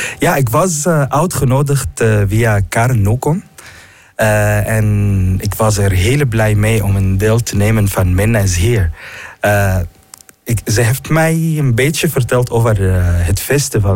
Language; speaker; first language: Dutch; non-native, fluent; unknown